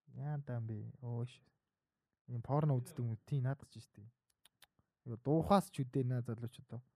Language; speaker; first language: Mongolian; native; Mongolian